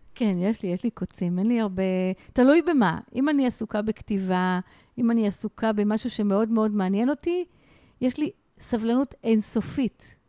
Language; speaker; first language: Hebrew; native; Hebrew